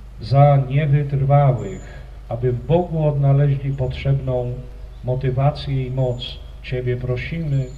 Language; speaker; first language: Polish; native; Polish